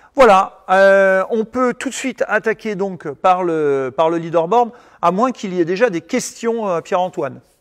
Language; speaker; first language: French; native; French